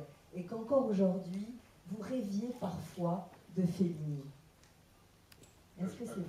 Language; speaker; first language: French; native; French